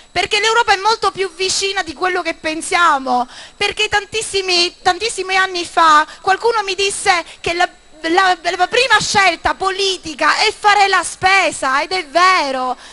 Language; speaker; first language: Italian; native; Italian